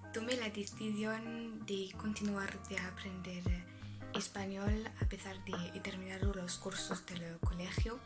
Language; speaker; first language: Spanish; non-native, learner; French